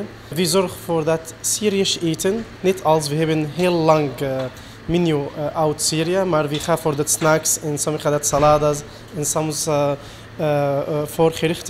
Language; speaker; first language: Dutch; non-native, learner; Arabic